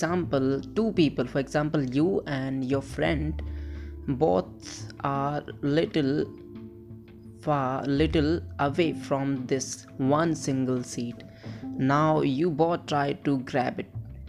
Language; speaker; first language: English; non-native, local second language; Hindi